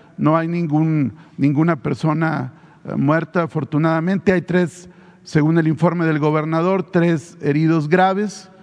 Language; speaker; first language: Spanish; native; Spanish